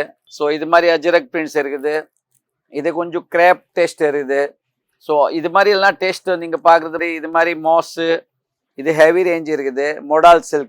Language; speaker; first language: Tamil; non-native, fluent; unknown